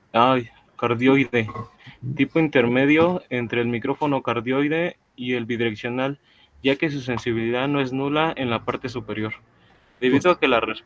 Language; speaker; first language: Spanish; native; Spanish